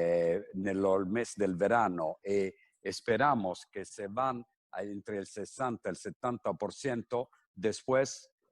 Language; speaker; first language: Spanish; non-native, fluent; Italian